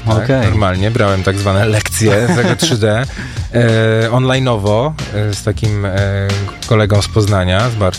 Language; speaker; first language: Polish; native; Polish